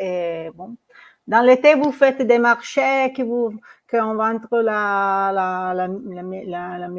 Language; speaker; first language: French; non-native, learner; Italian